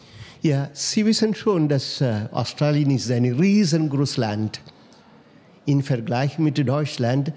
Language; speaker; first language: German; non-native, fluent; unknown